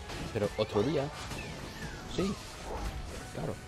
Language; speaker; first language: Spanish; non-native, learner; French